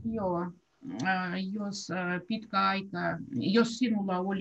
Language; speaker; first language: Finnish; non-native, learner; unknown